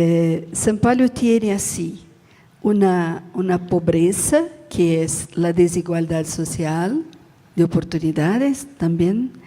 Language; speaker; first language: Spanish; non-native, learner; Portuguese